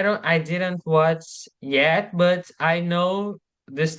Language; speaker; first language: English; non-native, learner; Portuguese